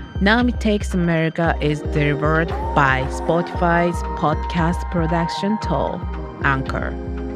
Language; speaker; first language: English; non-native, learner; Japanese